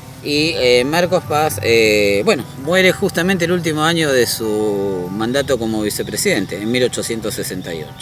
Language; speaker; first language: Spanish; native; Spanish